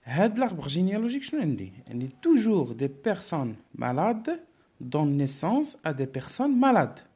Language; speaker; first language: French; non-native, local second language; Arabic